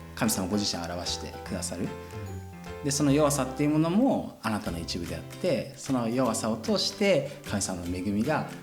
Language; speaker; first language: Japanese; native; Japanese